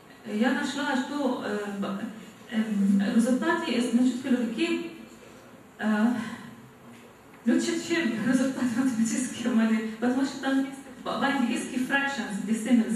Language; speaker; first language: Russian; non-native, learner; Arabic